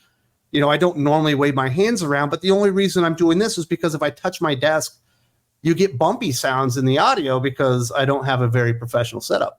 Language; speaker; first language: English; native; English